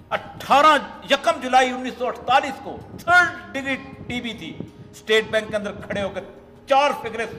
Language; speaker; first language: Urdu; non-native, local second language; Punjabi